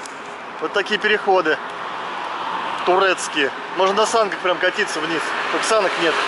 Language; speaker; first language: Russian; native; Russian